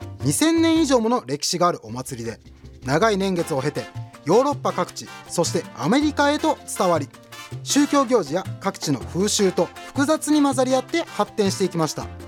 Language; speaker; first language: Japanese; native; Japanese